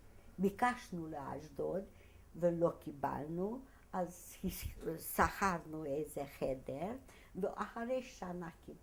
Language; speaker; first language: Hebrew; non-native, fluent; Hungarian